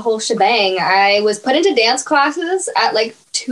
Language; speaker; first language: English; native; English